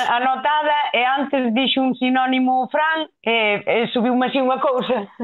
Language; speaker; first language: Galician; non-native, local second language; Spanish